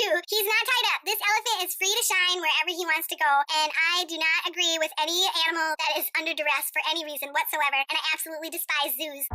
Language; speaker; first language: English; native; English